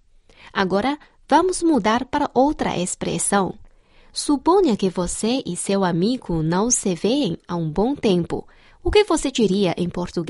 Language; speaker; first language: Portuguese; non-native, fluent; Chinese